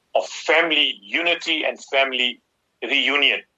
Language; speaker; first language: English; native; English